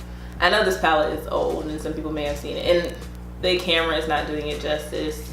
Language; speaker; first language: English; native; English